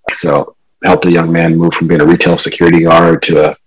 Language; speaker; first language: English; native; English